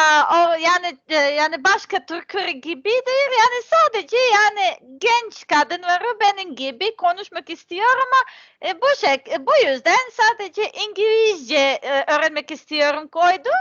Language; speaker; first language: Turkish; non-native, learner; Serbian